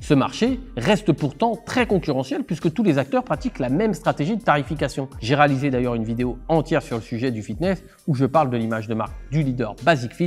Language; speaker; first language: French; native; French